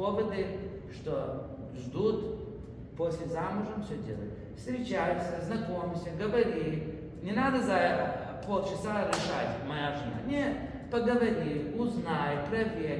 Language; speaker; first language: Russian; non-native, fluent; English